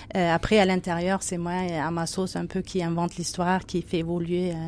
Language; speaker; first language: French; non-native, fluent; German